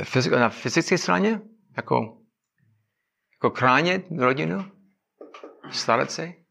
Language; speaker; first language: Czech; non-native, learner; English